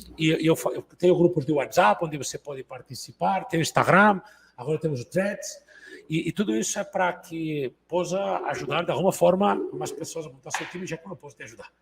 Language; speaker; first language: Portuguese; non-native, fluent; Catalan